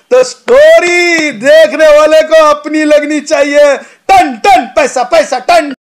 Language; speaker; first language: Hindi; non-native, local second language; Marathi